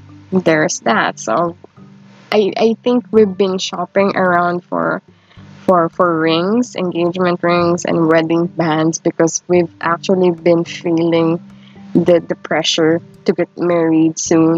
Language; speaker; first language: English; non-native, local second language; Filipino